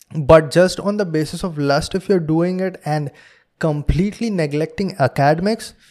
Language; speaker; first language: English; non-native, local second language; Hindi